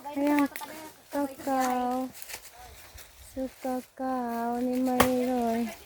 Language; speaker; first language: Filipino; non-native, local second language; Waray